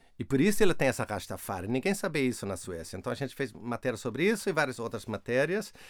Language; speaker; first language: Portuguese; non-native, fluent; Swedish